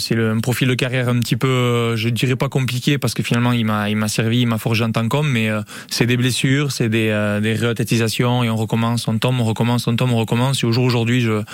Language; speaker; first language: French; native; French